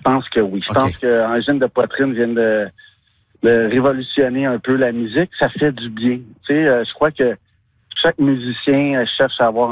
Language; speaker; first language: French; native; French